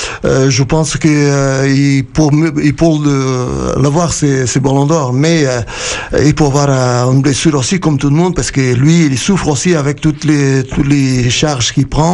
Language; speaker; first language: French; non-native, fluent; Portuguese